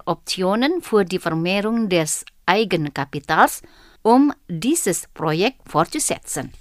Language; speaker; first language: German; non-native, fluent; Indonesian